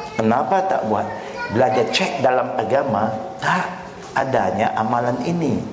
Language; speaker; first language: Malay; non-native, local second language; Chinese